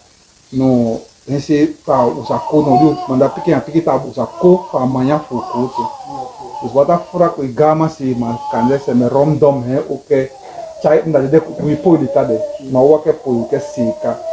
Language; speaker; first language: Dutch; non-native, local second language; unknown